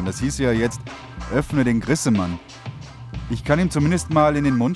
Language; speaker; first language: German; native; German